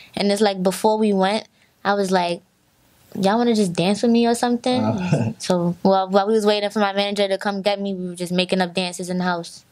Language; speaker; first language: English; native; English